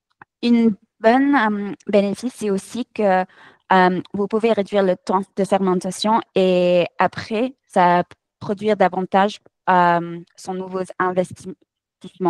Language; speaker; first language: French; non-native, fluent; English